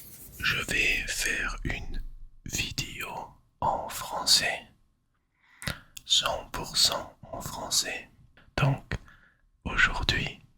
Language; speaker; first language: French; non-native, learner; English